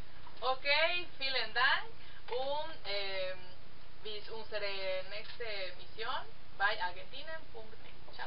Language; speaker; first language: German; non-native, learner; Spanish